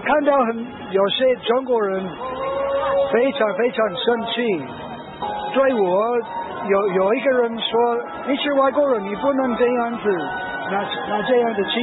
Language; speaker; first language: Chinese; non-native, learner; English